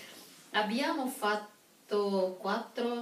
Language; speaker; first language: Italian; non-native, learner; Russian